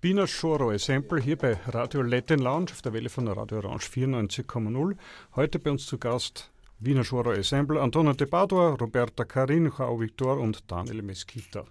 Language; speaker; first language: German; native; German